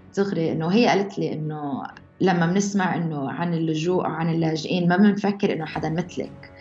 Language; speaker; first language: Arabic; early bilingual, heritage; Arabic